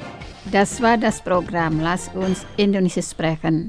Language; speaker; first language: German; non-native, fluent; Indonesian